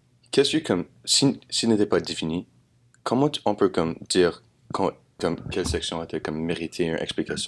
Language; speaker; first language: French; non-native, local second language; English